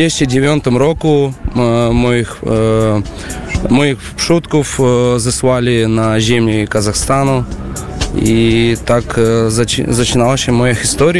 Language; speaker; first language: Polish; non-native, learner; Russian